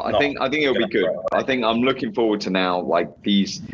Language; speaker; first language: English; native; English